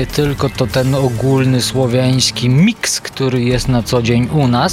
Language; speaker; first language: Polish; non-native, fluent; Bulgarian